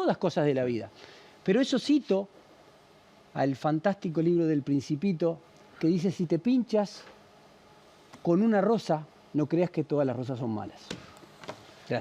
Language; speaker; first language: Spanish; native; Spanish